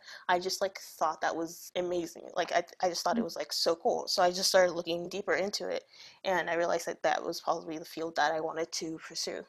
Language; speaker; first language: English; early bilingual, other home language; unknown